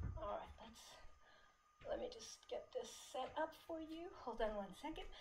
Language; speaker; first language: English; native; English